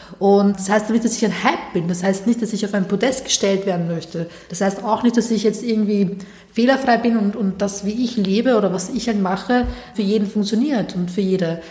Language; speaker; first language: German; early bilingual, other home language; Bosnian